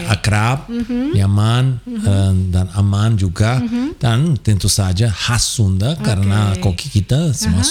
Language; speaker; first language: Indonesian; non-native, fluent; Portuguese